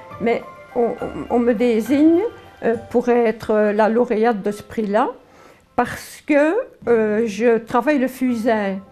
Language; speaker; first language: French; early bilingual, other home language; Polish